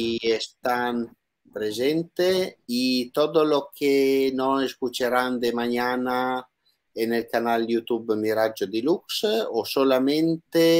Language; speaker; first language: Spanish; non-native, learner; Italian